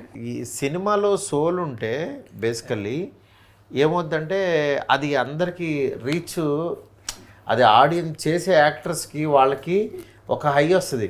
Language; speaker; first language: Telugu; native; Telugu